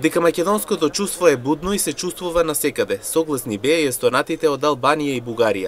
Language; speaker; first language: Macedonian; native; Macedonian